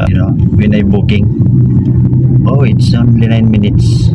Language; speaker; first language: English; non-native, learner; Filipino